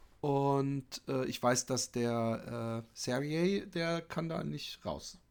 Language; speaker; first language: German; native; German